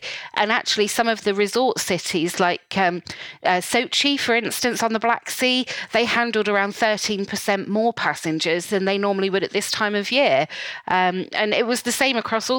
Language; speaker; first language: English; native; English